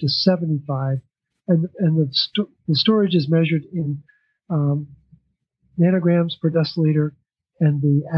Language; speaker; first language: English; native; English